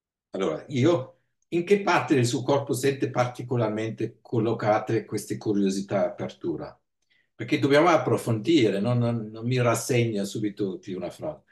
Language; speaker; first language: Italian; non-native, fluent; German